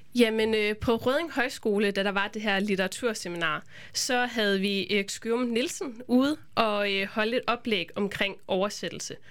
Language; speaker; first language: Danish; native; Danish